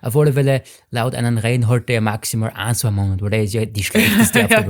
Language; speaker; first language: German; native; German